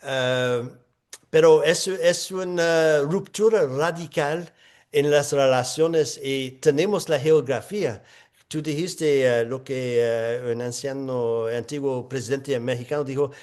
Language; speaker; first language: Spanish; non-native, fluent; English